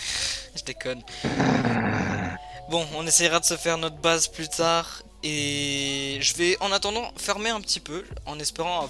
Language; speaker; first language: French; native; French